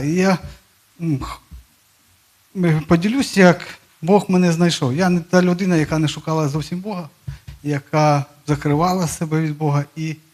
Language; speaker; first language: Ukrainian; non-native, local second language; Russian